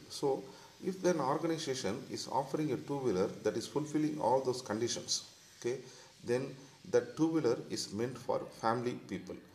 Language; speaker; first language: English; non-native, local second language; Tamil